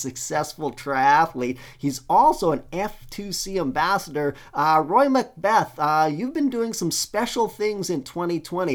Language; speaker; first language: English; native; English